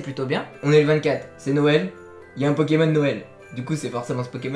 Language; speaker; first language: French; native; French